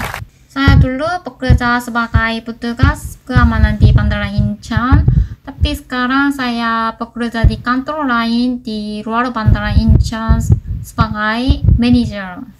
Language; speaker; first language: Indonesian; non-native, fluent; Korean